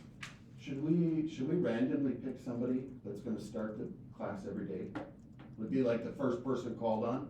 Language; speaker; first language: English; native; English